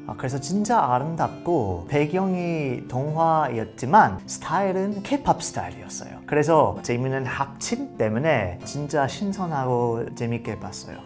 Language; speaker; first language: Korean; non-native, learner; English